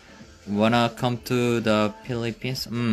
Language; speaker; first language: English; non-native, learner; Korean